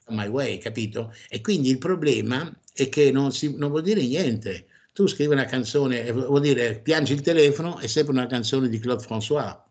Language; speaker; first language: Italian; non-native, fluent; French